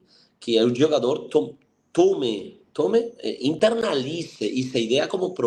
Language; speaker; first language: Portuguese; non-native, fluent; Spanish